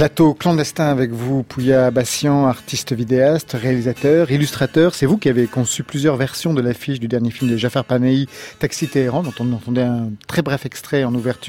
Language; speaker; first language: French; native; French